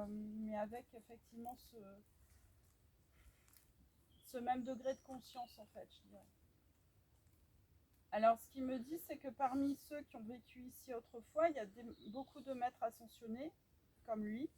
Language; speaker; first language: French; native; French